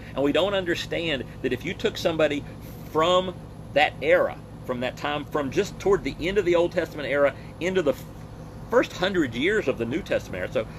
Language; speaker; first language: English; native; English